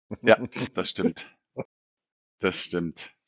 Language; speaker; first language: German; native; German